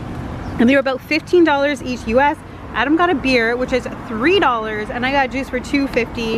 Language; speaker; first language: English; native; English